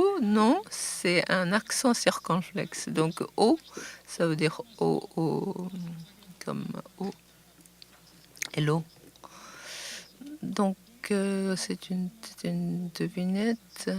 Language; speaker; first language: French; non-native, fluent; Japanese